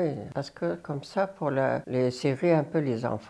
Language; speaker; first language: French; non-native, learner; Arabic